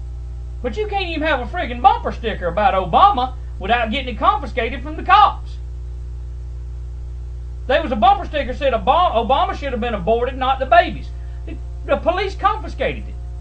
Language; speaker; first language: English; native; English